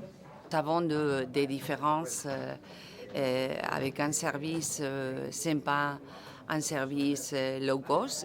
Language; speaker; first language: French; non-native, fluent; Spanish